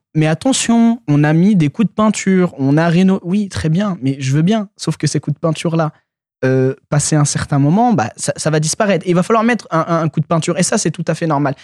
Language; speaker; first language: French; early bilingual, other home language; Arabic